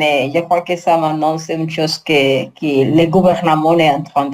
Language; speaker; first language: French; non-native, learner; Spanish